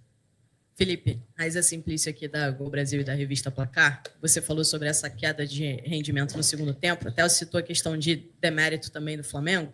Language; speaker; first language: Portuguese; native; Portuguese